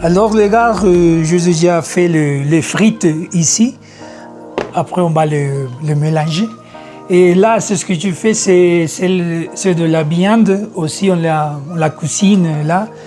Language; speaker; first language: French; non-native, learner; Spanish